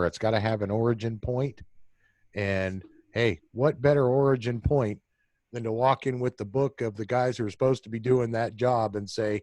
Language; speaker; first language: English; native; English